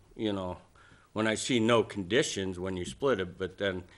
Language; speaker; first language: English; native; English